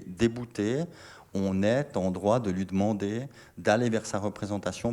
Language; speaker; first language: French; native; French